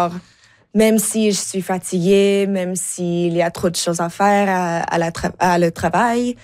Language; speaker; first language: French; non-native, local second language; English